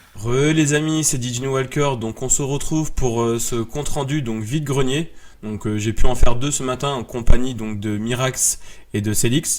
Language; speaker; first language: French; native; French